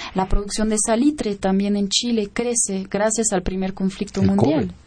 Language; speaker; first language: Spanish; non-native, fluent; French